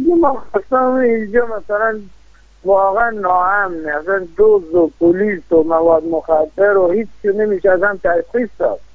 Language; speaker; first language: Persian; non-native, local second language; Baluchi